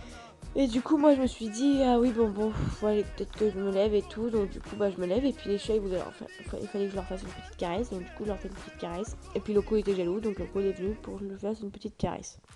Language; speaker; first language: French; native; French